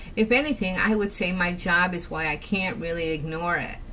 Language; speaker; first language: English; native; English